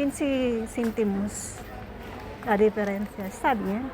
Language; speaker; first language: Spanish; non-native, learner; Filipino